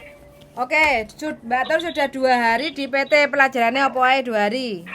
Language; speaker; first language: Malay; non-native, local second language; Javanese